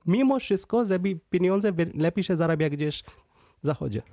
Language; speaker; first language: Polish; non-native, fluent; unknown